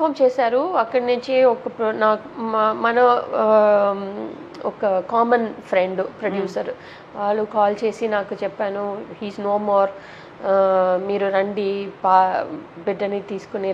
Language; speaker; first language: Telugu; non-native, local second language; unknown